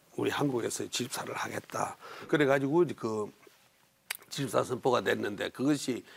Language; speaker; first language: Korean; native; Korean